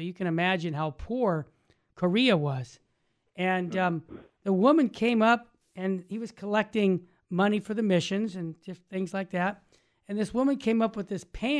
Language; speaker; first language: English; native; English